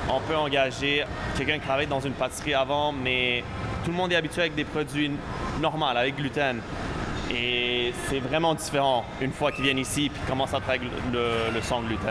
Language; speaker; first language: French; native; French